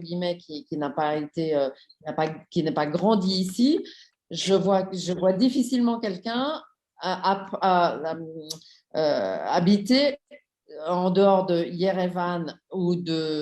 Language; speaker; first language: French; native; French